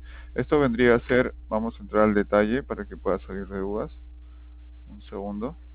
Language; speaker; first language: Spanish; native; Spanish